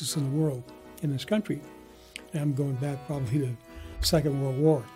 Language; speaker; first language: English; native; English